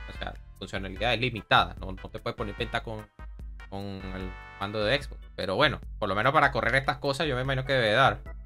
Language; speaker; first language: Spanish; native; Spanish